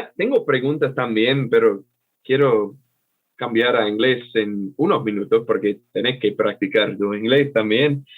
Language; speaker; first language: Spanish; non-native, fluent; English